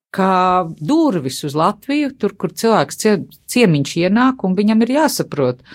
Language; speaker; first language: Latvian; native; Latvian